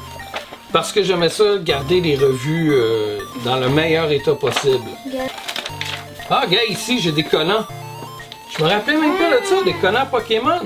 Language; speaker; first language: French; native; French